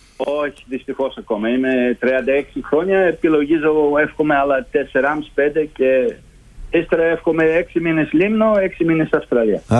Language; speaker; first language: Greek; early bilingual, heritage; Greek